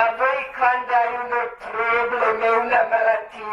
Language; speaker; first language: Italian; non-native, learner; Croatian